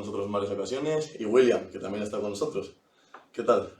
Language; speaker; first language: Spanish; native; Spanish